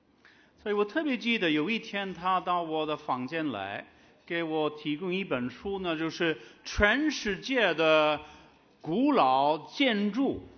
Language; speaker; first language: Chinese; non-native, fluent; English